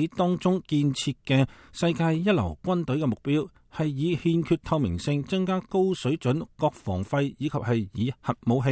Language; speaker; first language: Chinese; native; Chinese